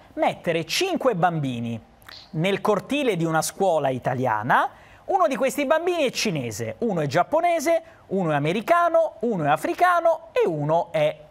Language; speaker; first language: Italian; native; Italian